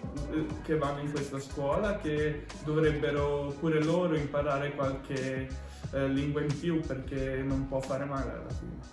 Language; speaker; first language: Italian; early bilingual, other home language; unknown